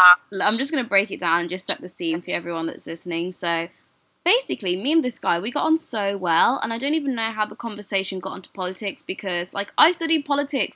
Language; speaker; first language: English; native; English